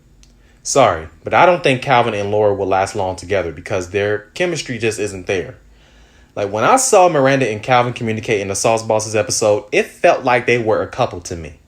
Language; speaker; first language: English; native; English